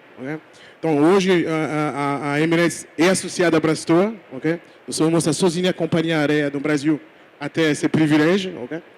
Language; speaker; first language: Portuguese; non-native, fluent; French